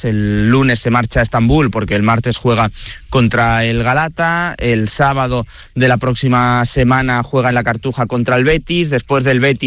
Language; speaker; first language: Spanish; native; Spanish